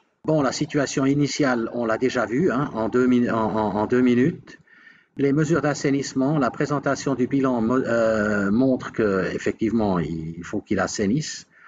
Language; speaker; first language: French; native; French